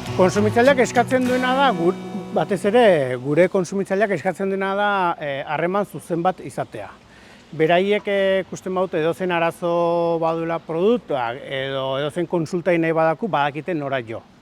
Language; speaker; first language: Basque; native; Basque